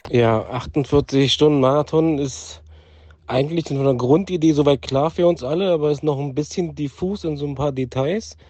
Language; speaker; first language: German; native; German